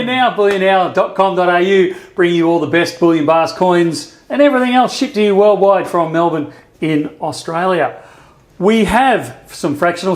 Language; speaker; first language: English; native; English